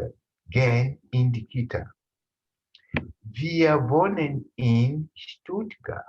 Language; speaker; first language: German; non-native, fluent; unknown